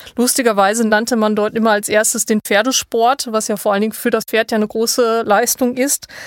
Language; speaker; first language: German; native; German